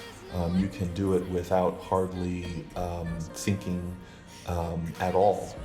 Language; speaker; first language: English; native; English